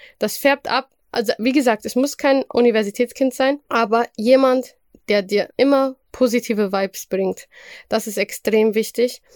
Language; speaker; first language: German; early bilingual, other home language; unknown